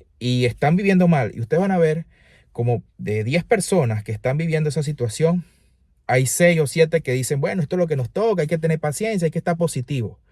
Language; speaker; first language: Spanish; native; Spanish